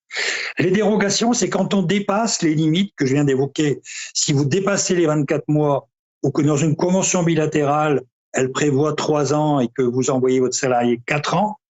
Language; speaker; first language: French; native; French